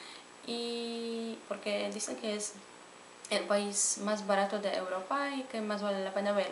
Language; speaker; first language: Spanish; non-native, fluent; Polish